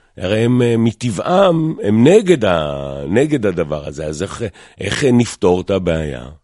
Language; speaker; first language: Hebrew; native; Hebrew